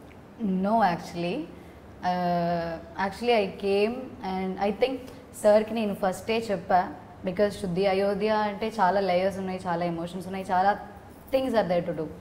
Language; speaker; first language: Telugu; non-native, learner; Malayalam